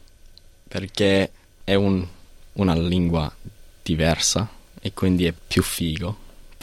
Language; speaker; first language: Italian; non-native, learner; English